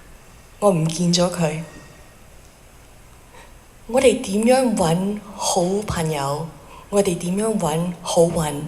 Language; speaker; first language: Cantonese; early bilingual, heritage; Cantonese